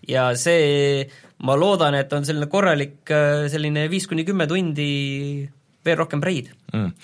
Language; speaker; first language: Estonian; native; Estonian